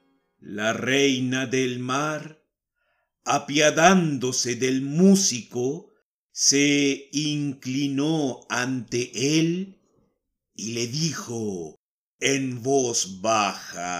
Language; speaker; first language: Spanish; native; Spanish